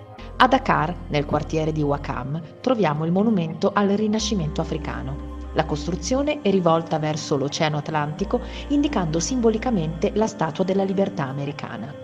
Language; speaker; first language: Italian; native; Italian